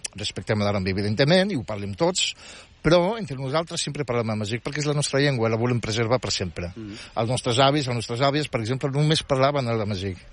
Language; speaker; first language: Catalan; non-native, fluent; Riffian